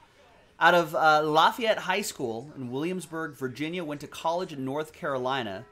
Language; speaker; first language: English; native; English